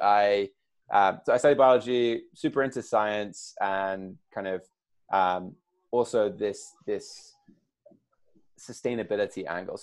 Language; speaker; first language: English; native; English